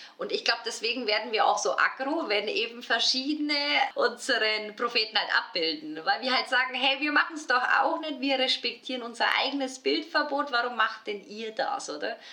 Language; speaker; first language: German; native; German